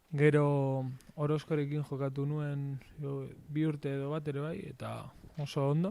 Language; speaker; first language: Basque; non-native, local second language; Spanish